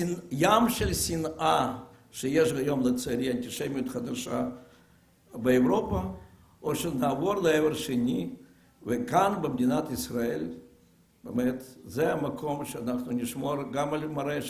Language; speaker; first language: Hebrew; non-native, fluent; Russian